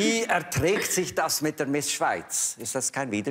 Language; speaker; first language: German; native; German